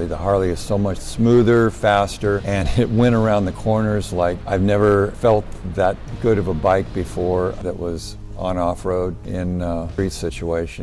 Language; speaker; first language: English; native; English